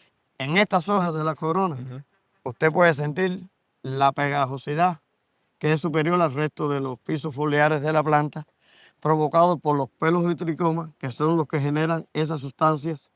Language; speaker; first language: Spanish; native; Spanish